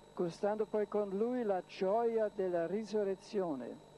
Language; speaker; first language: Italian; non-native, fluent; German